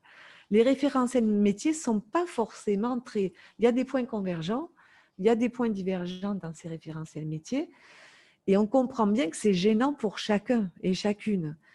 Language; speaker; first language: French; native; French